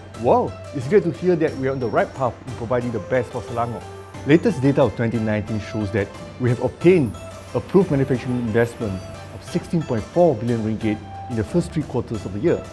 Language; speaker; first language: English; non-native, local second language; Chinese